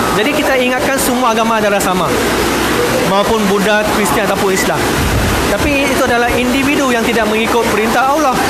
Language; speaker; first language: Malay; non-native, local second language; Chinese